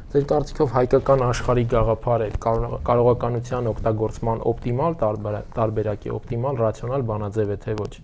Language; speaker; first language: Armenian; native; Armenian